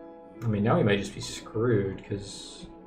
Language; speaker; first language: English; native; English